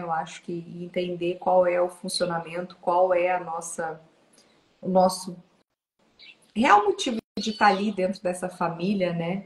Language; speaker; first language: Portuguese; native; Portuguese